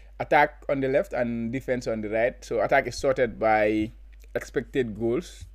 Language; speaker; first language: English; non-native, local second language; Wolof